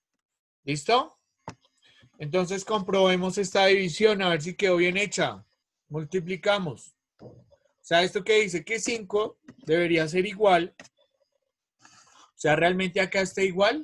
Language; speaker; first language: Spanish; native; Spanish